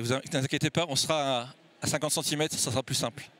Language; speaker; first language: French; native; French